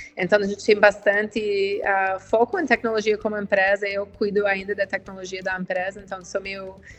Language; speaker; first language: Portuguese; non-native, fluent; English